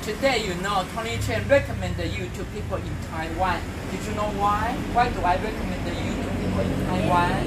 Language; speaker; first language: English; non-native, fluent; Chinese